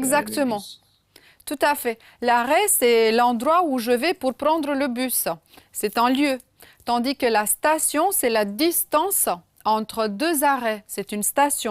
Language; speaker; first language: French; non-native, fluent; Romanian